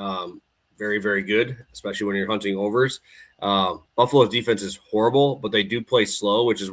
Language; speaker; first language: English; native; English